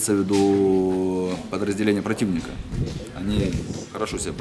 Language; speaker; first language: Russian; native; Russian